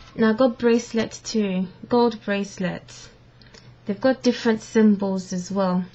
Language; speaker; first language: English; non-native, local second language; Akan